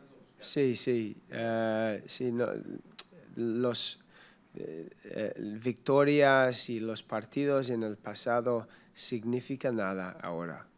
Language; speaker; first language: Spanish; non-native, learner; English